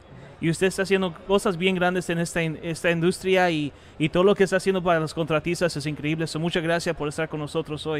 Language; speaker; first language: Spanish; early bilingual, heritage; Spanish